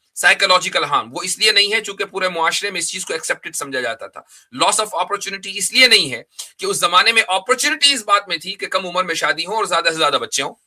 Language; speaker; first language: Urdu; native; Urdu